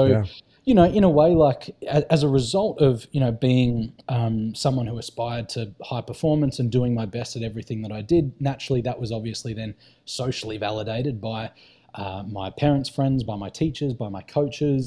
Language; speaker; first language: English; native; English